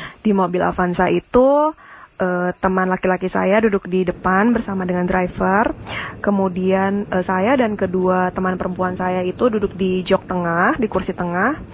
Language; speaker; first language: Indonesian; native; Indonesian